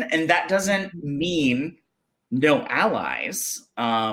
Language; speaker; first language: English; native; English